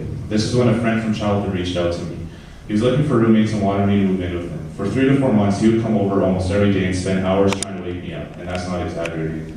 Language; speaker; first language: English; native; English